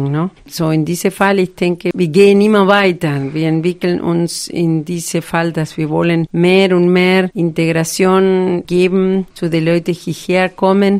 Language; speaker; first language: German; non-native, fluent; Spanish